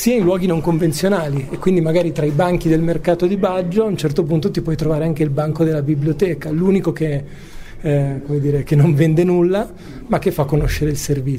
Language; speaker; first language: Italian; native; Italian